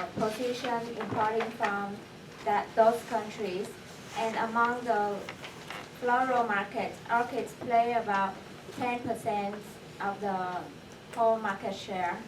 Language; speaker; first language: English; non-native, fluent; Vietnamese